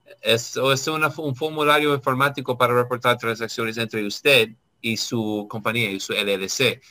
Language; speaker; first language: Spanish; non-native, learner; English